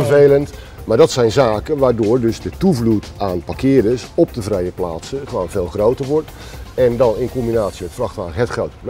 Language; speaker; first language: Dutch; native; Dutch